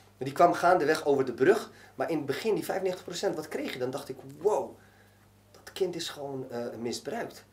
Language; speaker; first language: Dutch; early bilingual, other home language; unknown